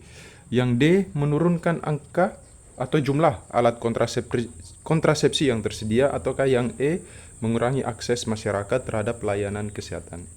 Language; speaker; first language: Indonesian; native; Indonesian